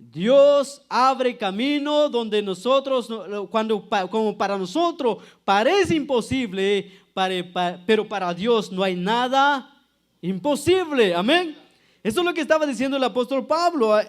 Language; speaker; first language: Spanish; native; Spanish